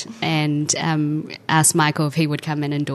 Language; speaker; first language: English; native; English